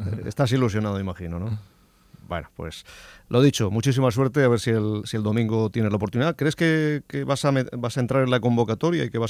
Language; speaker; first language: Spanish; native; Spanish